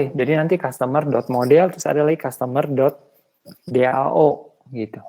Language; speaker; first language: Indonesian; native; Indonesian